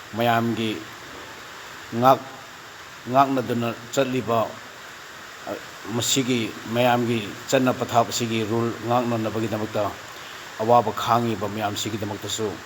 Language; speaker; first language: Manipuri; non-native, local second language; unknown